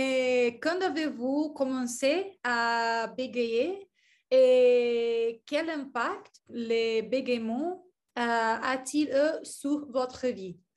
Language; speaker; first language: French; non-native, learner; English